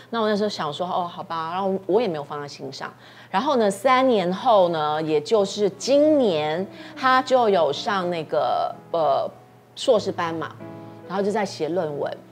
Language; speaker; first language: Chinese; native; Chinese